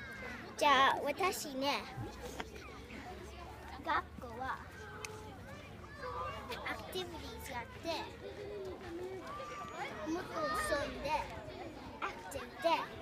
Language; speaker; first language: Japanese; early bilingual, heritage; Japanese